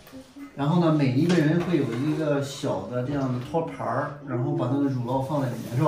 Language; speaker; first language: Chinese; native; Chinese